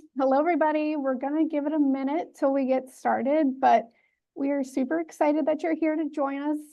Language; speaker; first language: English; native; English